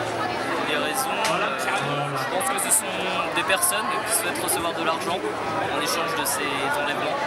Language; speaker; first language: French; native; French